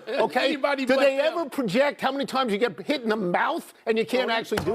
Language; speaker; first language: English; native; English